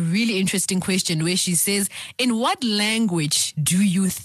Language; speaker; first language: English; non-native, local second language; Zulu